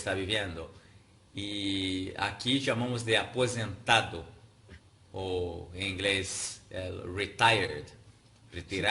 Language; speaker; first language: Spanish; non-native, fluent; Portuguese